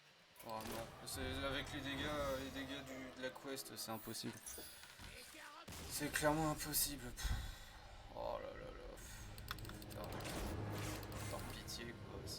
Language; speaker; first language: French; native; French